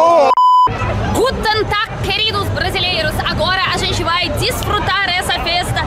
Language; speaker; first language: Portuguese; non-native, fluent; Russian